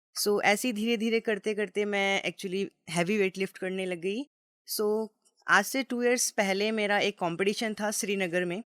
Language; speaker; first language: Hindi; native; Hindi